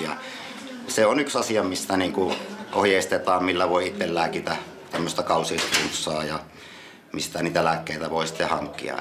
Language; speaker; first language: Finnish; native; Finnish